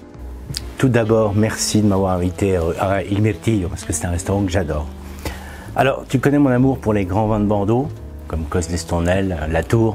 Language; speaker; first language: French; native; French